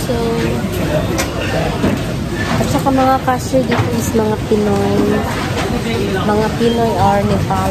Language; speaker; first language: Filipino; native; Filipino